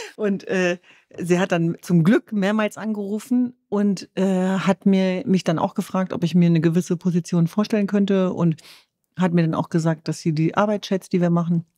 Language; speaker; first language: German; early bilingual, other home language; Kurdish